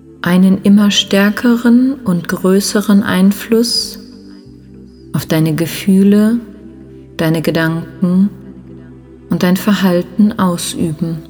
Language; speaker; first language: German; native; German